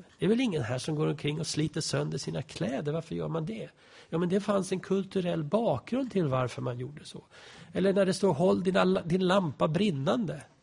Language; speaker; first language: Swedish; native; Swedish